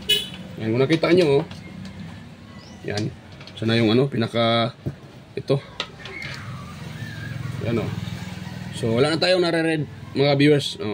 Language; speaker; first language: Filipino; native; Filipino